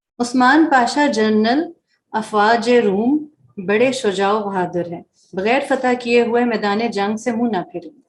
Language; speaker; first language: Urdu; native; Urdu